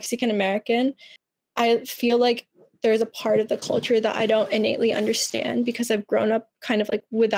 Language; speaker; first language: English; early bilingual, other home language; Spanish